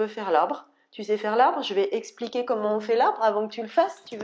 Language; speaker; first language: French; native; French